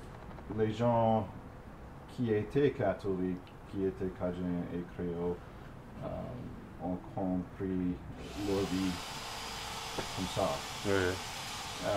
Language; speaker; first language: French; non-native, fluent; English